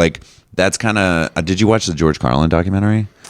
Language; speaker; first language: English; native; English